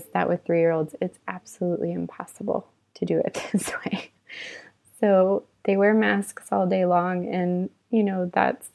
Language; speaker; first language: English; native; English